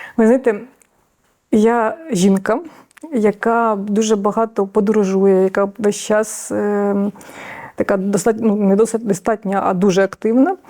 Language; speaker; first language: Ukrainian; native; Ukrainian